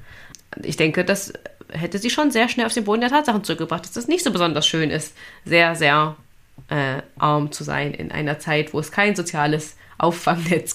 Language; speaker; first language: German; native; German